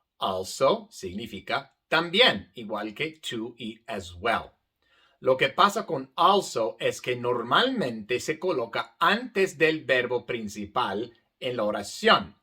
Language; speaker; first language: Spanish; non-native, fluent; English